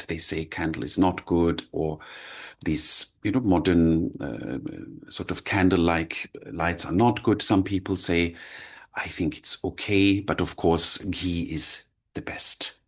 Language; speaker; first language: English; non-native, fluent; German